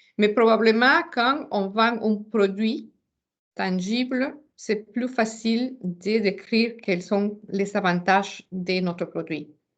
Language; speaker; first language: French; non-native, fluent; Spanish